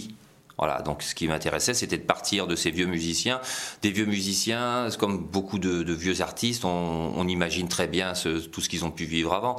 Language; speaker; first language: French; native; French